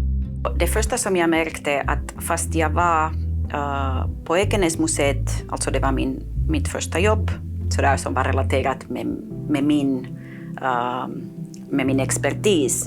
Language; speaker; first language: Swedish; non-native, fluent; Catalan